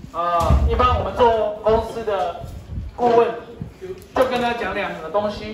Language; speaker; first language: Chinese; native; Chinese